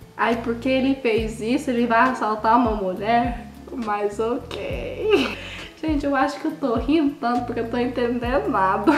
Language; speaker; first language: Portuguese; early bilingual, heritage; Portuguese